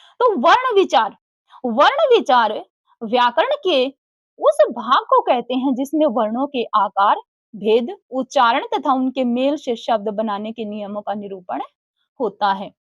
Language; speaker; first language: Hindi; native; Hindi